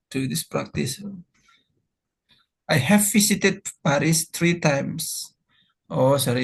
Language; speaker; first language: English; non-native, fluent; Indonesian